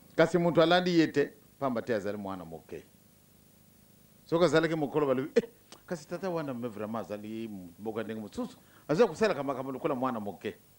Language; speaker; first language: Lingala; non-native, local second language; Kongo